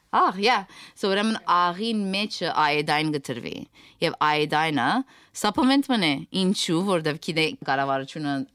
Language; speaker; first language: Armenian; early bilingual, heritage; Armenian